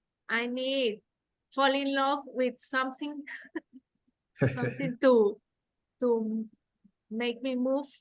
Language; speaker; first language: English; non-native, learner; Spanish